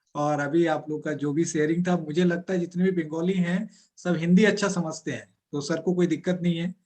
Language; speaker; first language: Hindi; non-native, local second language; Bangla